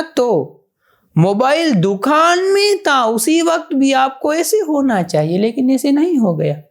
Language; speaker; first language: Hindi; non-native, fluent; Sinhala